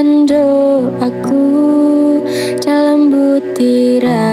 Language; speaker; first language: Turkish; non-native, learner; Indonesian